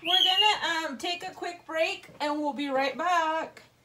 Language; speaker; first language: English; early bilingual, other home language; Spanish